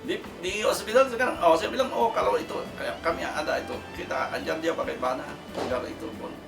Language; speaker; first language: Indonesian; non-native, local second language; Tetum